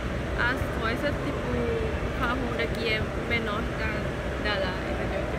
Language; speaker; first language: Portuguese; non-native, learner; Thai